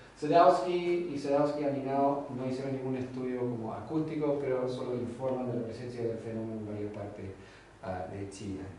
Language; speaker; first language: Spanish; non-native, fluent; English